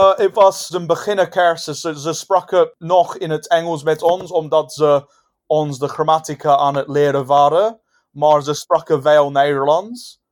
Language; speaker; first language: Dutch; non-native, fluent; English